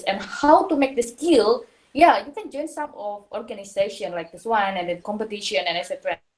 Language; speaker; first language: English; non-native, learner; Indonesian